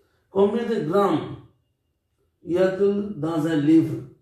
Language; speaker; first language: French; non-native, learner; Bangla